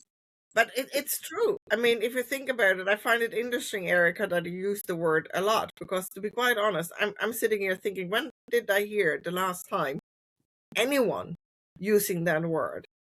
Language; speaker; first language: English; non-native, fluent; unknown